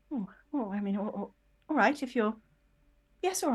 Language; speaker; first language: English; native; English